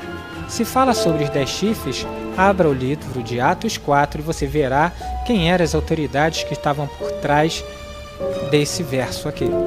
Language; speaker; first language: Portuguese; native; Portuguese